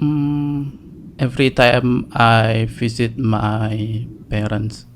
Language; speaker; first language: English; non-native, learner; Indonesian